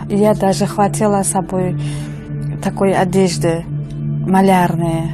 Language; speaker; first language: Russian; non-native, learner; Uzbek